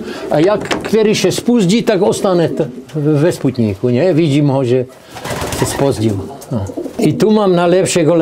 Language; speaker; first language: Polish; non-native, learner; Czech